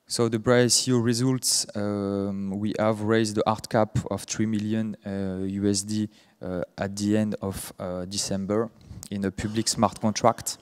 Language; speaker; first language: English; non-native, fluent; French